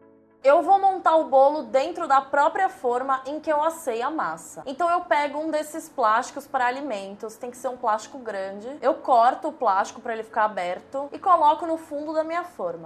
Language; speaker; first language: Portuguese; native; Portuguese